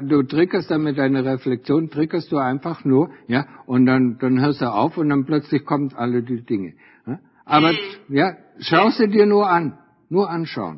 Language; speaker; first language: German; native; German